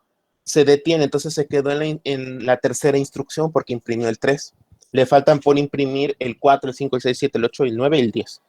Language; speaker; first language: Spanish; native; Spanish